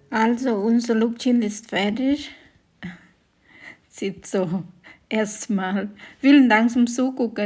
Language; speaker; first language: German; non-native, learner; Thai